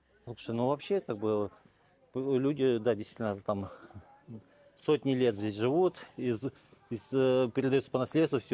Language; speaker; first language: Russian; native; Russian